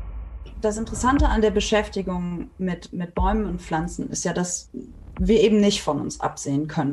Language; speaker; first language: German; native; German